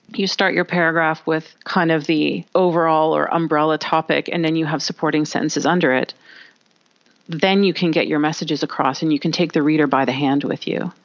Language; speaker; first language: English; native; English